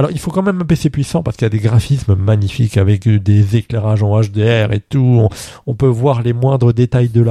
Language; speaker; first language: French; native; French